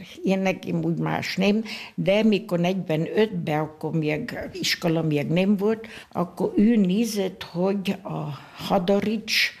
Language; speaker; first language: Hungarian; non-native, local second language; German